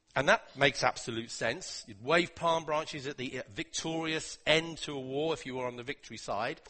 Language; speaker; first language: English; native; English